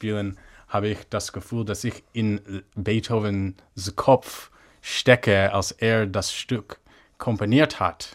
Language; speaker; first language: German; non-native, fluent; English